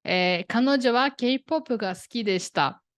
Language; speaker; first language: Japanese; non-native, fluent; Portuguese